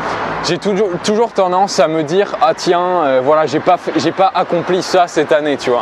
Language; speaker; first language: French; native; French